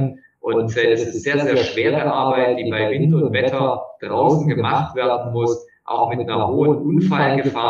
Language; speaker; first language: German; native; German